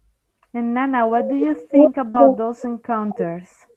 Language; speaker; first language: English; non-native, fluent; Spanish